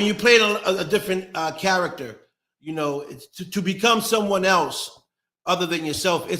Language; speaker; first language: English; native; English